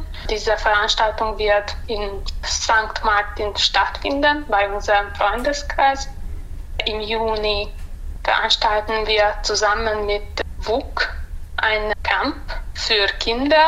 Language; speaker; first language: German; non-native, local second language; Hungarian